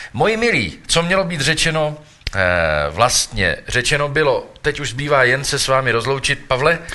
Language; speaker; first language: Czech; native; Czech